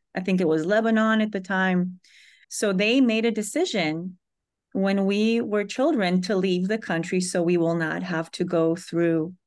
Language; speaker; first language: English; early bilingual, other home language; Hebrew